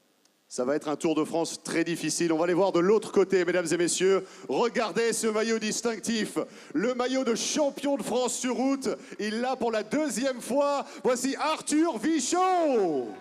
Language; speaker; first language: French; native; French